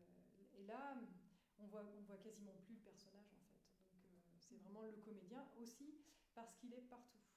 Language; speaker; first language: French; native; French